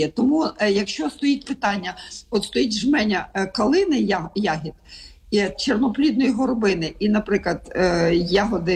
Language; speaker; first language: Ukrainian; native; Ukrainian